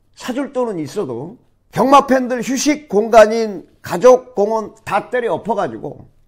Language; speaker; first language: Korean; native; Korean